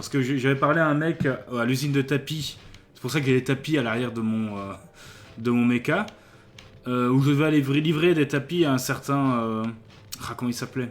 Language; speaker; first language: French; native; French